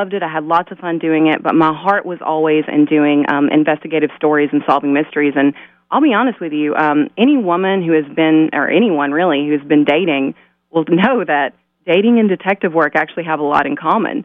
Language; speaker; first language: English; native; English